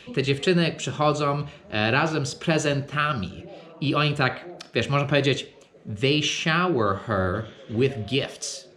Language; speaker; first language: Polish; non-native, fluent; English